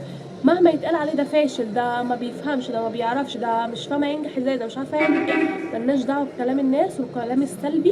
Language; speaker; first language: Arabic; native; Arabic